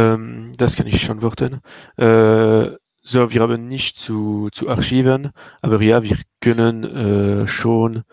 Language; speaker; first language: German; non-native, learner; French